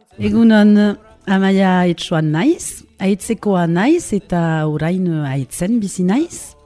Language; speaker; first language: Basque; non-native, local second language; French